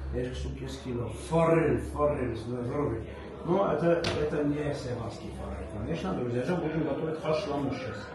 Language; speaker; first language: Russian; non-native, fluent; Armenian